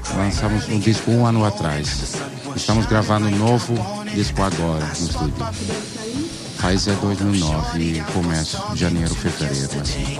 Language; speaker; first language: Portuguese; non-native, learner; Dutch